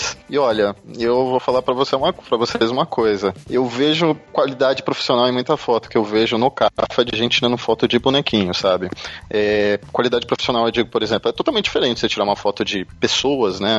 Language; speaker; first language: Portuguese; native; Portuguese